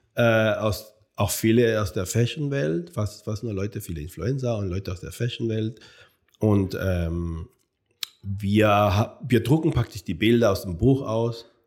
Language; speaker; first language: German; non-native, fluent; Spanish